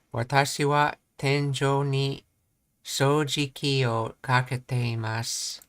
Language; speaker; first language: Japanese; non-native, learner; English